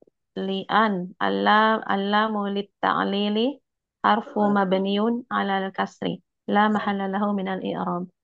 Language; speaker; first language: Arabic; non-native, learner; Indonesian